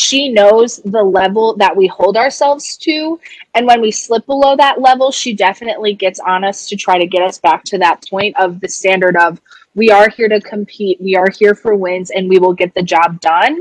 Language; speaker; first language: English; native; English